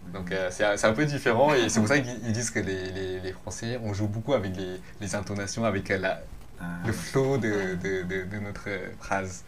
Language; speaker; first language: French; non-native, fluent; Lao